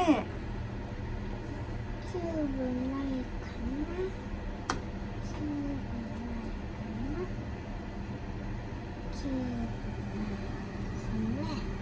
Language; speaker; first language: Japanese; early bilingual, other home language; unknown